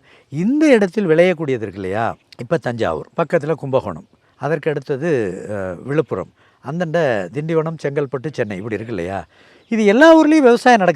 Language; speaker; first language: Tamil; native; Tamil